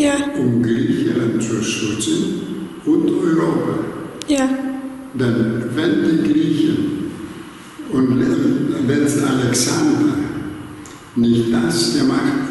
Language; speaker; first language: German; non-native, learner; Greek